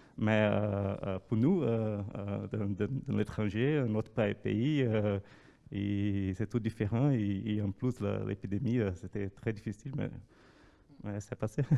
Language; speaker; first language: French; non-native, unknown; Portuguese